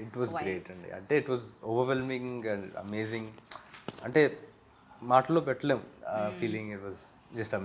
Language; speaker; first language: Telugu; native; Telugu